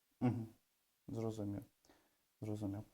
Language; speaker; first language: Ukrainian; native; Ukrainian